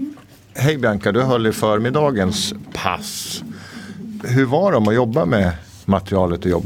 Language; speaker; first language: Swedish; native; Swedish